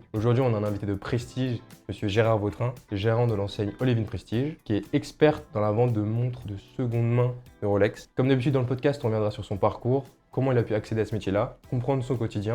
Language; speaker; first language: French; native; French